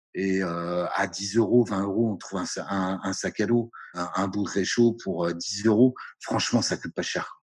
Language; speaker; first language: French; native; French